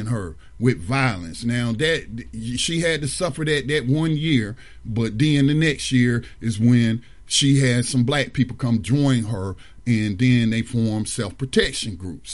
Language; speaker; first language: English; native; English